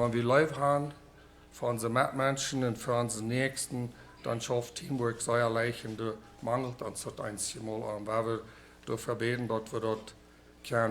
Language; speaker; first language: German; early bilingual, heritage; Plautdietsch